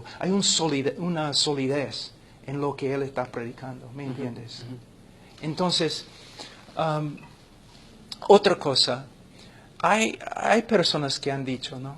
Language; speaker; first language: Spanish; non-native, fluent; English